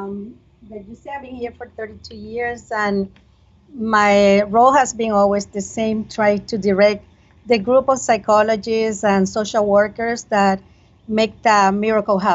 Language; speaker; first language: English; non-native, fluent; Spanish